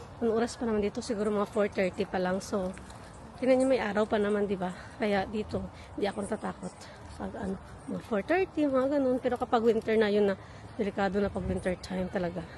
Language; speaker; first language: Filipino; non-native, local second language; Hiligaynon